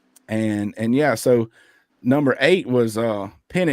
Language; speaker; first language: English; native; English